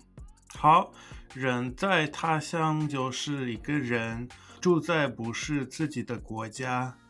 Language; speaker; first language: Chinese; non-native, learner; English